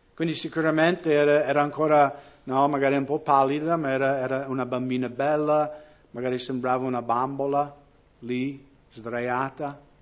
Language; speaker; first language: Italian; non-native, fluent; English